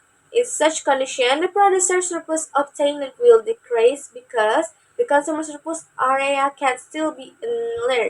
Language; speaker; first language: English; non-native, learner; Indonesian